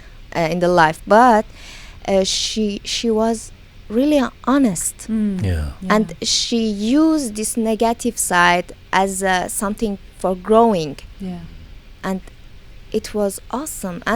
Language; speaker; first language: English; non-native, learner; Persian